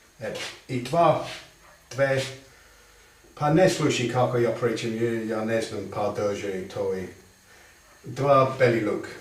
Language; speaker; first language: Bosnian; non-native, learner; English